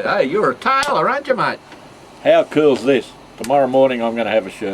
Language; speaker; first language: English; native; English